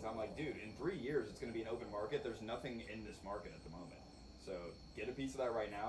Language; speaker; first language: English; native; English